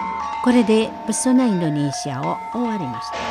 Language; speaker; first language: Japanese; non-native, learner; Indonesian